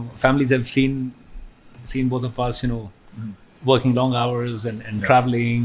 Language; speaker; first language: English; non-native, local second language; Hindi